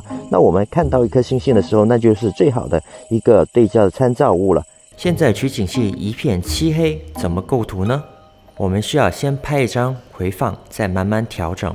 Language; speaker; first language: Chinese; non-native, local second language; Cantonese